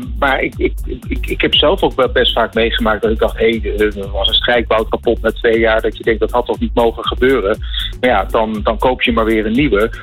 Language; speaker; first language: Dutch; native; Dutch